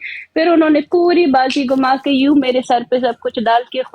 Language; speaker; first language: Hindi; native; Hindi